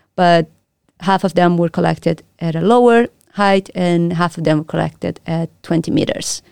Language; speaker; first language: English; non-native, fluent; Portuguese